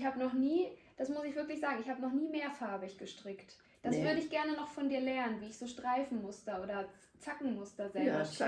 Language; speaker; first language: German; native; German